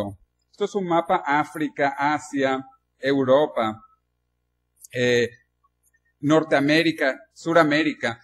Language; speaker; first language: Spanish; non-native, learner; Portuguese